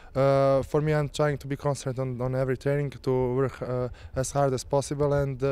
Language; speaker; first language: English; non-native, fluent; Serbian